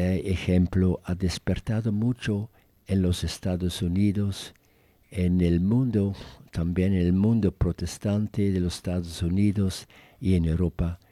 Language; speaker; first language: Spanish; non-native, fluent; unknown